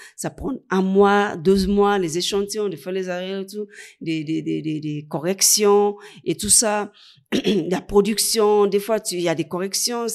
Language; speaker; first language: French; non-native, fluent; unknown